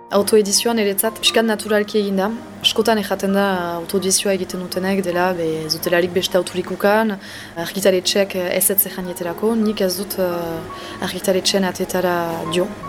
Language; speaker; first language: Basque; non-native, local second language; French